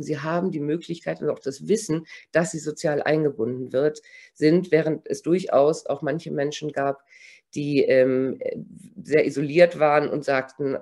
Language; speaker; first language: German; native; German